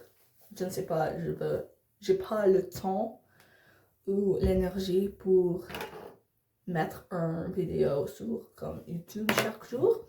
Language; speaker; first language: French; non-native, learner; English